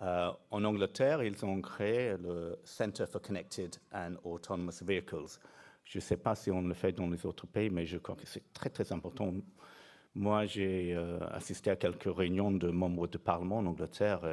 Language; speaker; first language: French; non-native, fluent; English